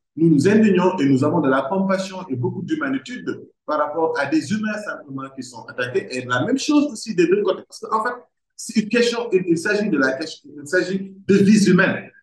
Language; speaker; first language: French; non-native, local second language; Wolof